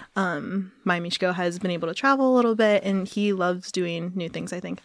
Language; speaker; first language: English; native; English